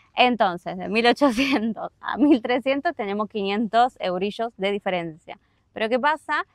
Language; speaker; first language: Spanish; native; Spanish